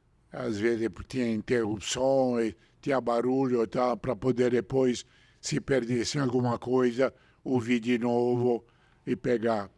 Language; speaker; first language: Portuguese; non-native, fluent; Italian